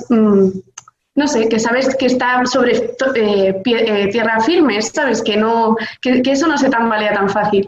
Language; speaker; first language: Spanish; native; Spanish